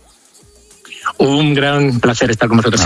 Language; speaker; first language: Spanish; native; Spanish